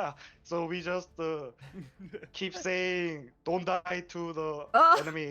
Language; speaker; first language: English; non-native, learner; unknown